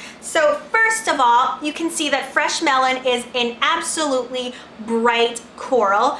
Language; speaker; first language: English; non-native, local second language; Filipino